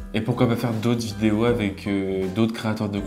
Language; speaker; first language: French; native; French